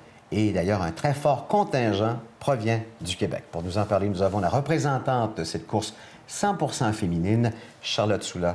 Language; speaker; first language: French; native; French